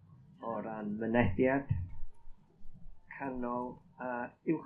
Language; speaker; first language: Welsh; native; Welsh